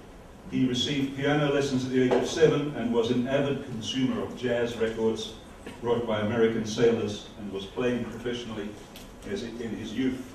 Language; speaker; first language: English; non-native, fluent; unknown